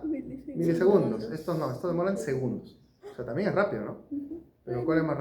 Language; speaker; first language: Spanish; native; Spanish